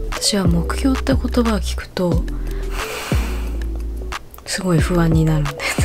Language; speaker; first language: Japanese; early bilingual, other home language; English